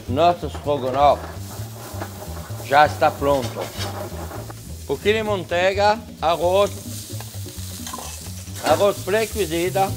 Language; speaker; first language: Portuguese; non-native, fluent; French